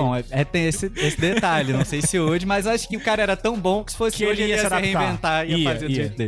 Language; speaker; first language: Portuguese; native; Portuguese